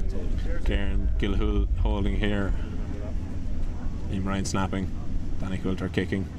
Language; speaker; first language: English; native; English